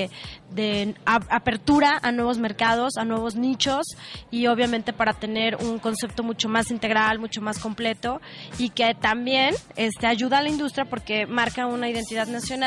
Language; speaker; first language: Spanish; native; Spanish